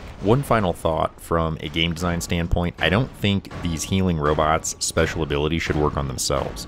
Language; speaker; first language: English; native; English